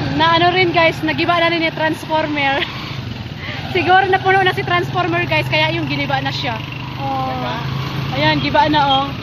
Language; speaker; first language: Filipino; non-native, local second language; Bikol